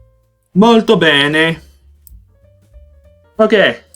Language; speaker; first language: Italian; non-native, learner; Portuguese